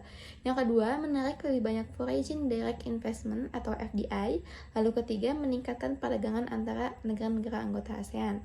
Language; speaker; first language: Indonesian; native; Indonesian